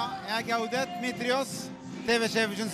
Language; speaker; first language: Swedish; non-native, fluent; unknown